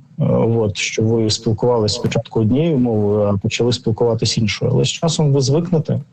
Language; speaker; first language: Ukrainian; non-native, local second language; Russian